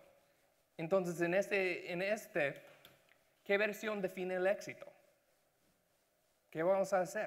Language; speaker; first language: Spanish; non-native, learner; English